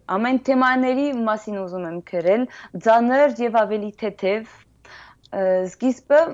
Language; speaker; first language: Armenian; early bilingual, heritage; French